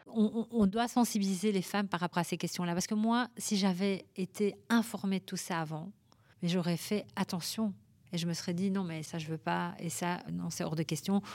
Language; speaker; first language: French; native; French